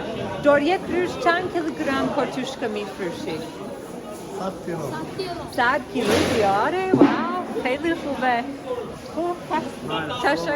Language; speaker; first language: Persian; non-native, learner; English